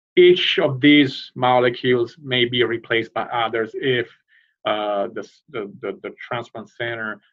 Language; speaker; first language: English; non-native, fluent; Italian